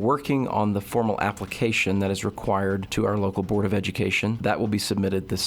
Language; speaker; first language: English; native; English